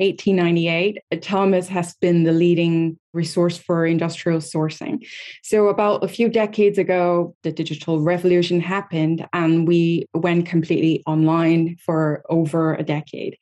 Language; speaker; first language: English; non-native, local second language; Cantonese